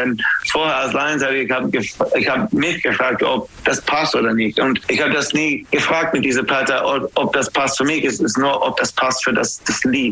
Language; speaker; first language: German; non-native, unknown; English